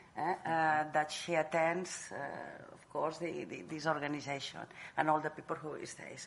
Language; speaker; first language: English; non-native, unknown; Catalan